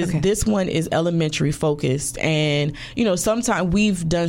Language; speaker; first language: English; native; English